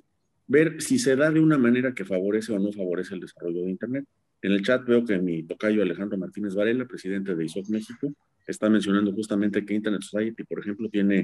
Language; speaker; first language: Spanish; native; Spanish